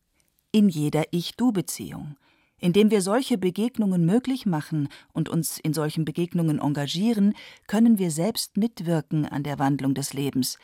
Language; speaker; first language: German; native; German